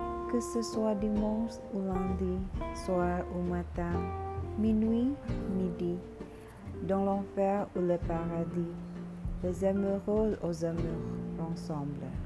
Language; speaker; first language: French; non-native, learner; Indonesian